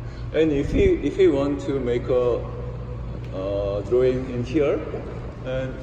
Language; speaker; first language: English; non-native, learner; Korean